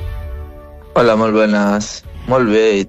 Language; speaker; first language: Catalan; non-native, fluent; Arabic